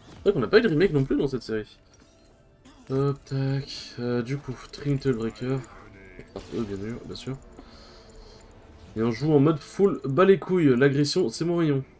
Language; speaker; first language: French; native; French